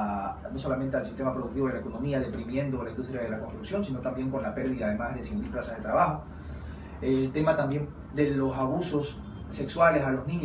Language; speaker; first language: Spanish; native; Spanish